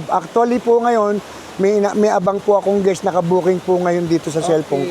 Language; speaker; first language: Filipino; native; Filipino